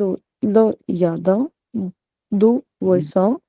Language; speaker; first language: French; non-native, learner; Punjabi